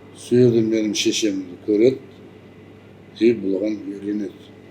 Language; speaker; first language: Kazakh; non-native, local second language; Persian